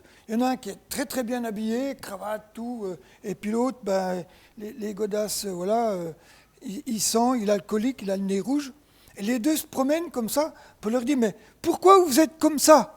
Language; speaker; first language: French; native; French